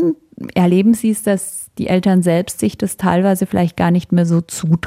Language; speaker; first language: German; native; German